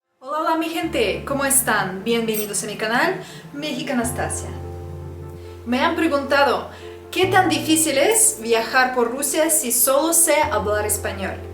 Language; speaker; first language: Spanish; non-native, fluent; Russian